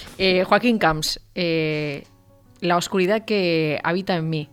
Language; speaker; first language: Spanish; native; Spanish